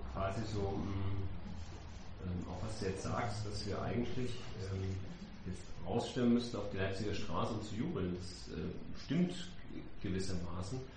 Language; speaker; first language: German; native; German